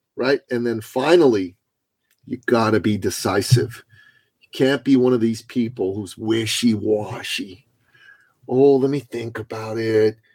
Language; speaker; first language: English; early bilingual, other home language; Persian